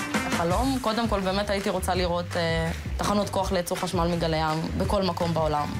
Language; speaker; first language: Hebrew; early bilingual, other home language; Russian